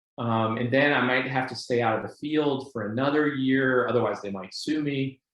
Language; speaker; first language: English; native; English